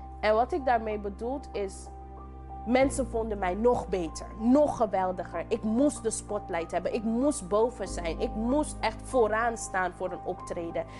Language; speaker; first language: Dutch; non-native, local second language; English